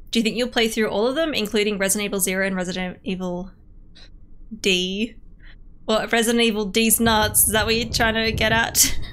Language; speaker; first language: English; native; English